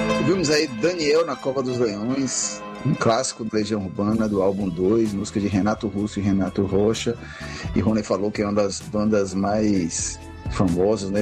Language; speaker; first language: Portuguese; native; Portuguese